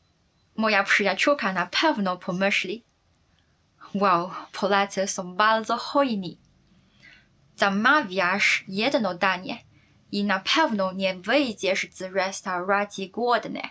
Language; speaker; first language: Polish; non-native, fluent; Chinese